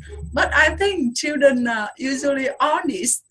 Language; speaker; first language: English; non-native, fluent; Vietnamese